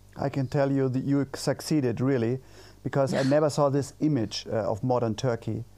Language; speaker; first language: English; non-native, fluent; German